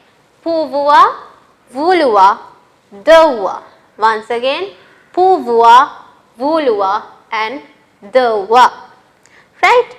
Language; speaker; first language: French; non-native, fluent; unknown